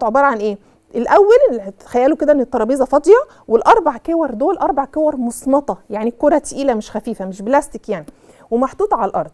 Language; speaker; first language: Arabic; native; Arabic